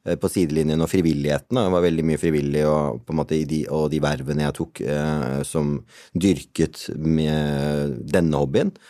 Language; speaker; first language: Norwegian; early bilingual, other home language; Punjabi